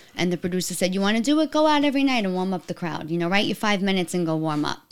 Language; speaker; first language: English; native; English